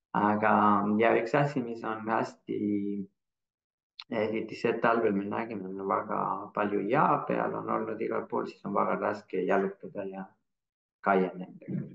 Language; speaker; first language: Estonian; non-native, fluent; Spanish